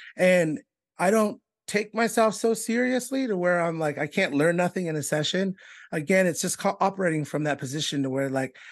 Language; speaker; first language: English; native; English